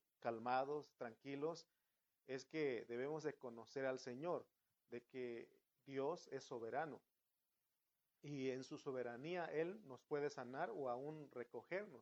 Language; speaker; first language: Spanish; native; Spanish